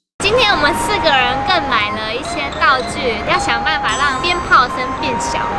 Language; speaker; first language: Chinese; native; Chinese